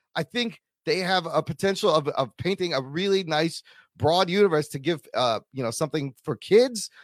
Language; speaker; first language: English; native; English